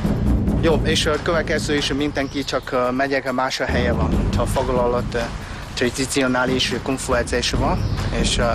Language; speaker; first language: Hungarian; non-native, learner; Chinese